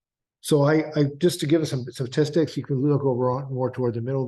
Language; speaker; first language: English; native; English